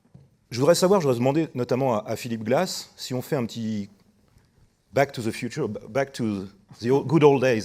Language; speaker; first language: French; native; French